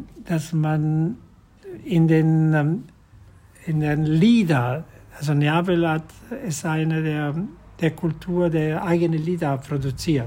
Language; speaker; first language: German; non-native, fluent; Italian